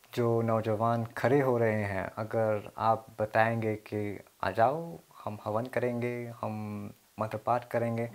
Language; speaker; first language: Hindi; early bilingual, heritage; Hindi